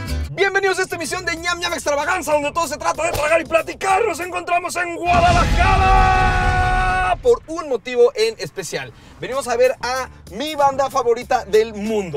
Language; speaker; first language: Spanish; native; Spanish